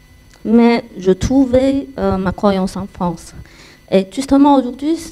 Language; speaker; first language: French; non-native, learner; Chinese